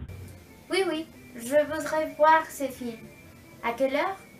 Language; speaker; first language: French; non-native, learner; Spanish